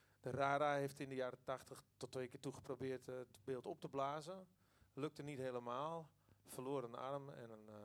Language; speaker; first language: Dutch; non-native, local second language; Western Frisian